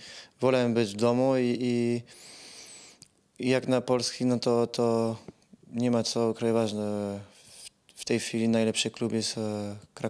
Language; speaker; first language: Polish; non-native, fluent; French